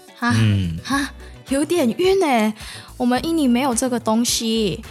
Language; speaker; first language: Chinese; non-native, fluent; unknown